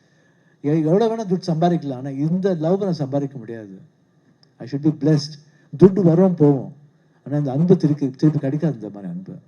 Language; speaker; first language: Tamil; non-native, local second language; Kannada